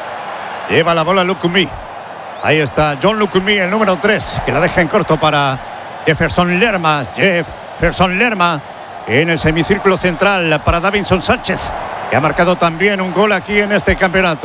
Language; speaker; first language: Spanish; native; Spanish